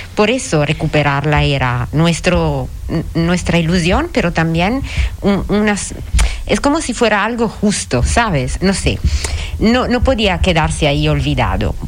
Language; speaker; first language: Spanish; non-native, fluent; Italian